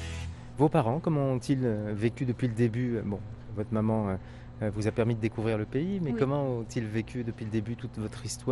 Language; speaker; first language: French; native; French